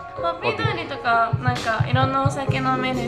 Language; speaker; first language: Japanese; native; Japanese